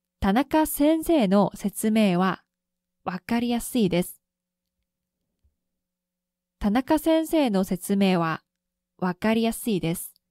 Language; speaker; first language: Japanese; non-native, local second language; Korean